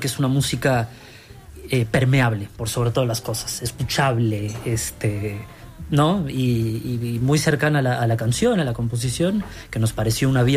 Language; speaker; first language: Spanish; native; Spanish